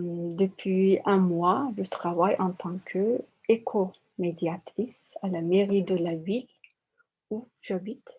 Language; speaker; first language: French; non-native, learner; Turkish